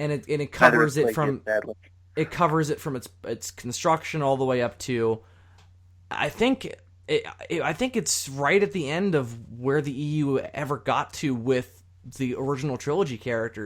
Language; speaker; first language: English; native; English